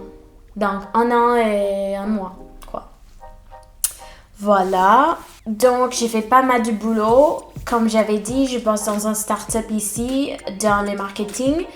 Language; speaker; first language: French; non-native, fluent; English